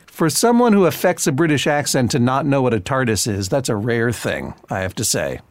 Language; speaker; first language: English; native; English